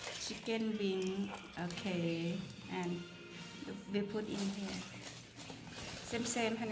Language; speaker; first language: English; non-native, learner; Thai